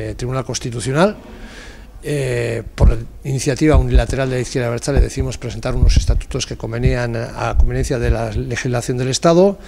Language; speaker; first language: Spanish; native; Spanish